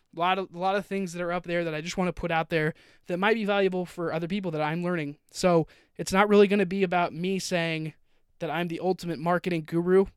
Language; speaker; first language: English; native; English